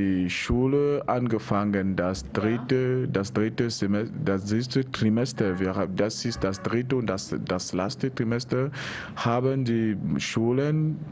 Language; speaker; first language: German; non-native, learner; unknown